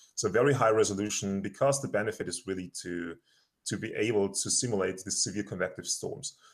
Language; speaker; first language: English; non-native, fluent; German